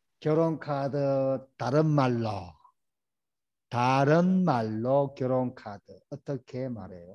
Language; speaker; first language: Korean; native; Korean